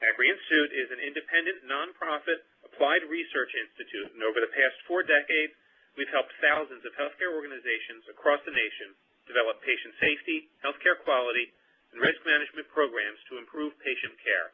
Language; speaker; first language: English; native; English